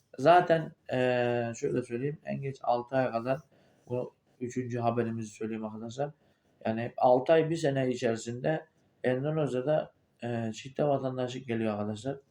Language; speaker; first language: Turkish; native; Turkish